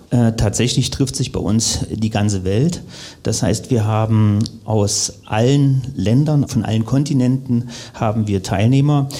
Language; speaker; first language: German; native; German